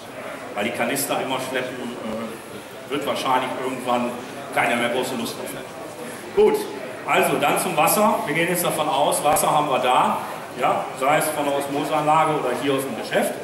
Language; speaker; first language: German; native; German